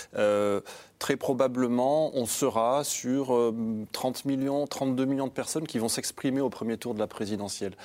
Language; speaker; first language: French; native; French